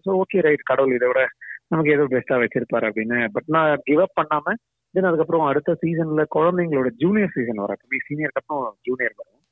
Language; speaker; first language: Tamil; native; Tamil